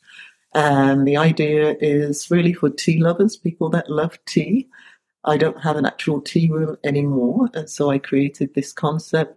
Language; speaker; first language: English; native; English